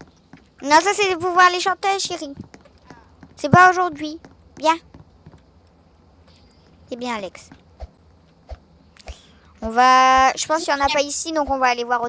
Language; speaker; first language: French; native; French